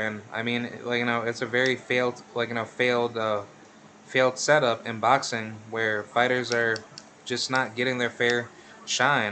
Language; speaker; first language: English; native; English